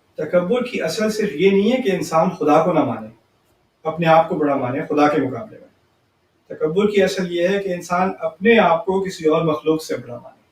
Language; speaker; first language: Urdu; early bilingual, heritage; Urdu